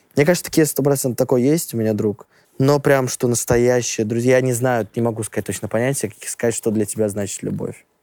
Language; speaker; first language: Russian; native; Russian